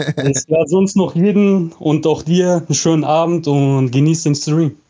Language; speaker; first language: German; native; German